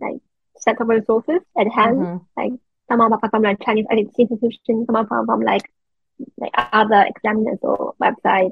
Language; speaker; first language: English; non-native, fluent; Chinese